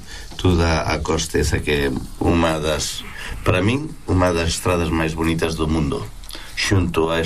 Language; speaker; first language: Portuguese; non-native, fluent; Spanish